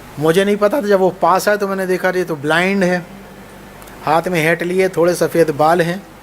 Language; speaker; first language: Hindi; native; Hindi